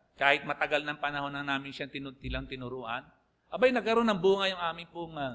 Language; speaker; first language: Filipino; non-native, local second language; Bikol